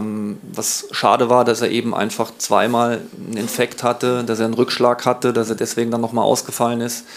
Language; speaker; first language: German; native; German